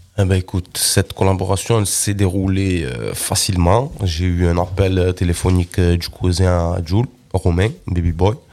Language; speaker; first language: French; native; French